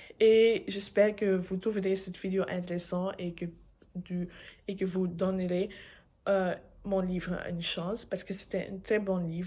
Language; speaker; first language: French; non-native, learner; English